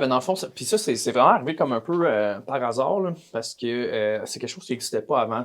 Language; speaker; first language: French; native; French